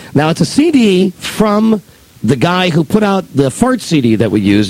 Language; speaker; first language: English; native; English